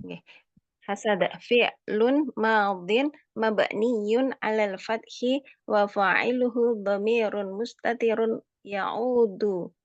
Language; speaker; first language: Arabic; non-native, learner; Indonesian